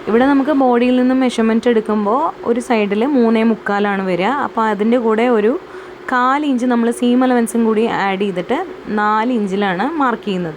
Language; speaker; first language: Malayalam; native; Malayalam